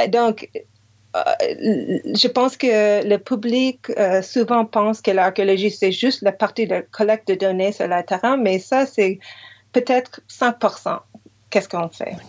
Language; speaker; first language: French; non-native, fluent; English